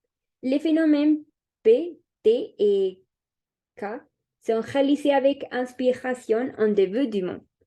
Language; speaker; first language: French; non-native, learner; Spanish